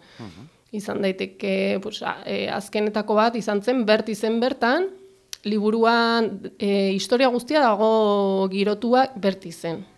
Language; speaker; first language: Basque; native; Basque